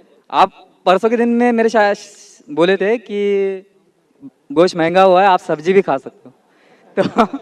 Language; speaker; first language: Hindi; non-native, local second language; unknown